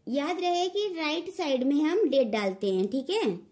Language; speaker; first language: Hindi; native; Hindi